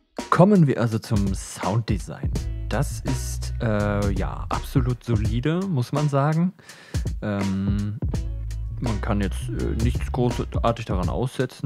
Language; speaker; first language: German; native; German